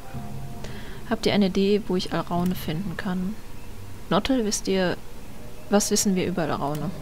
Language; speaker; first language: German; native; German